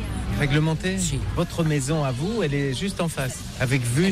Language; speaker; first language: French; native; French